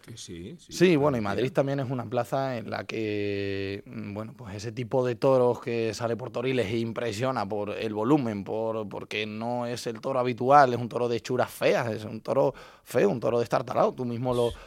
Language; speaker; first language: Spanish; native; Spanish